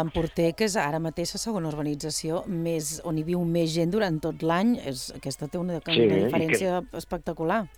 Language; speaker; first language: Catalan; native; Catalan